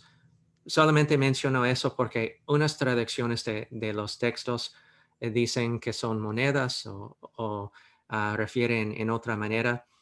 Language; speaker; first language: Spanish; non-native, fluent; English